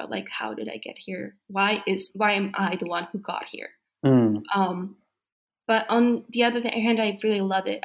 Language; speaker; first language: English; non-native, fluent; Slovak